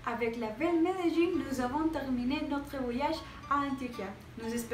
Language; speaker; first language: French; non-native, learner; Spanish